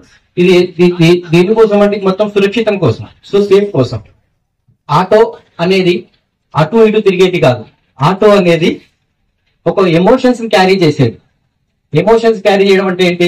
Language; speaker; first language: Telugu; native; Telugu